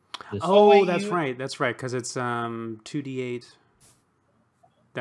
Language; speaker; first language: English; native; English